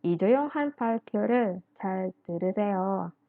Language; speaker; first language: Korean; non-native, fluent; Indonesian